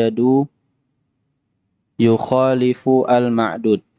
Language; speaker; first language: Arabic; non-native, fluent; Indonesian